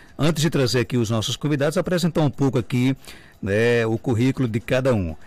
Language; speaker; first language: Portuguese; native; Portuguese